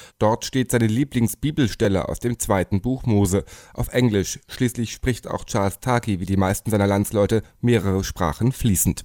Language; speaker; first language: German; native; German